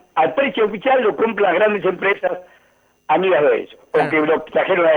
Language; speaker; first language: Spanish; native; Spanish